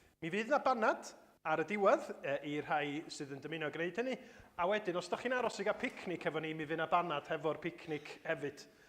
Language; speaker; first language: Welsh; native; Welsh